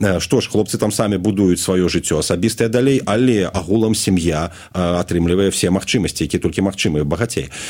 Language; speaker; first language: Belarusian; non-native, local second language; Russian